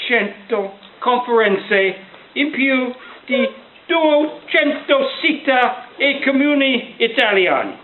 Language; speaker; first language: Italian; non-native, learner; English